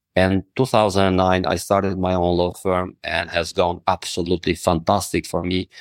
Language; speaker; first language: English; non-native, fluent; Albanian